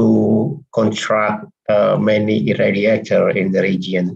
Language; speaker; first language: English; non-native, fluent; Indonesian